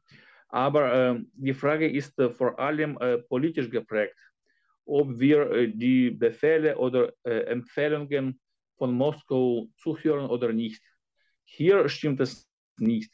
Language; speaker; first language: German; non-native, fluent; Ukrainian